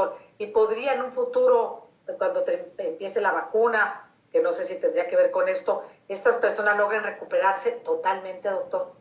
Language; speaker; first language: Spanish; native; Spanish